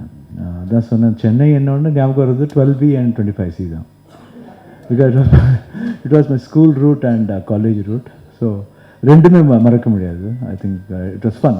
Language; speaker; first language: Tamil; non-native, local second language; Kannada